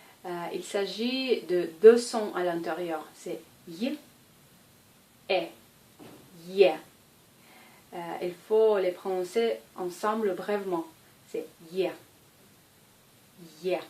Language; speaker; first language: French; non-native, fluent; Russian